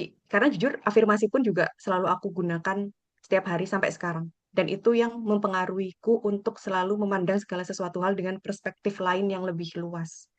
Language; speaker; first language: Indonesian; native; Indonesian